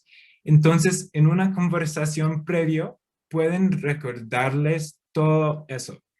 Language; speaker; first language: Spanish; non-native, fluent; English